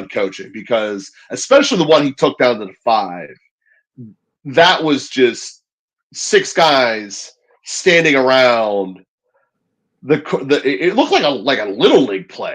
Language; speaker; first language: English; native; English